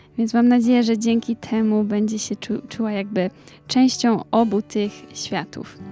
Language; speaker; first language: Polish; native; Polish